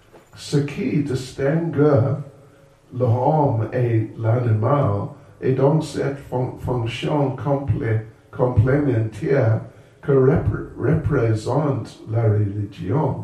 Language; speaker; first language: French; non-native, learner; English